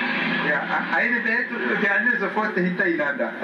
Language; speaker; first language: German; non-native, learner; Kinyarwanda